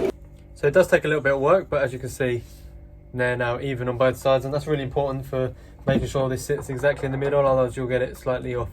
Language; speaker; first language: English; native; English